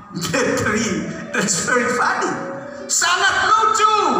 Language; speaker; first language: English; non-native, learner; Indonesian